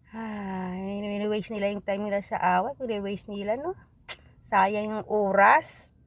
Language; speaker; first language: Filipino; non-native, local second language; Hiligaynon